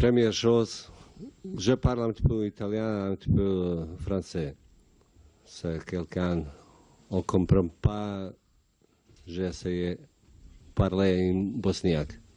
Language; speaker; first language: French; non-native, learner; Bosnian